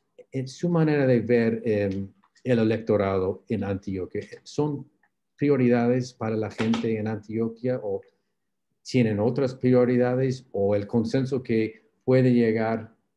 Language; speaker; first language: Spanish; non-native, fluent; English